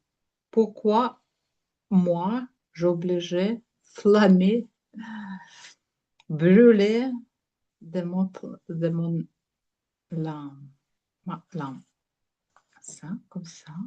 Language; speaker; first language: French; non-native, learner; Russian